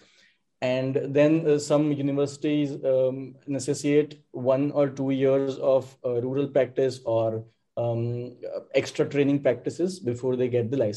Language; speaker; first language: English; non-native, local second language; Gujarati